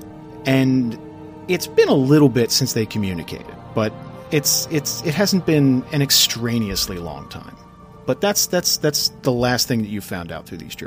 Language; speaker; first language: English; native; English